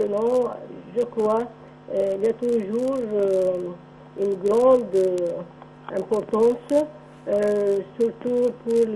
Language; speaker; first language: French; non-native, local second language; Arabic